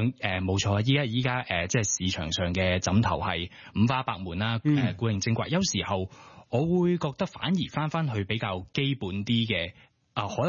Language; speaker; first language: Cantonese; native; Cantonese